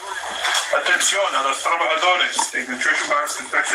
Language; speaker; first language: Spanish; non-native, learner; English